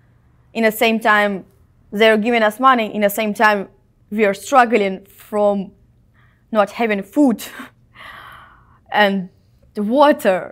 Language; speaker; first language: English; non-native, fluent; Ukrainian